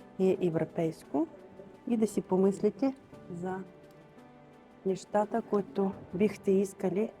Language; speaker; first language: Bulgarian; non-native, fluent; Russian